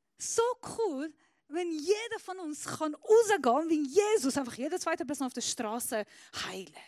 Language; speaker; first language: German; non-native, fluent; Persian